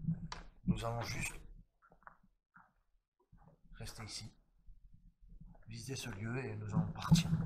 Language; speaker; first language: French; native; French